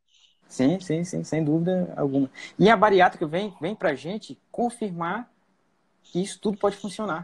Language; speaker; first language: Portuguese; native; Portuguese